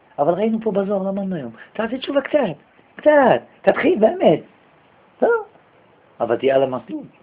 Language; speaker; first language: Hebrew; native; Hebrew